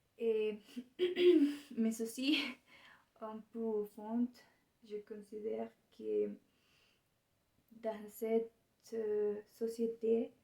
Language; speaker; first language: French; non-native, learner; Spanish